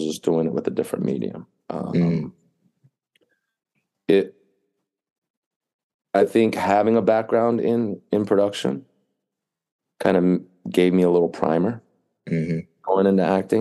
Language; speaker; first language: English; native; English